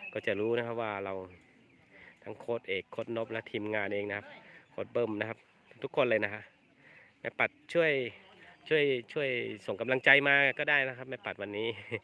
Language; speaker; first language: Thai; native; Thai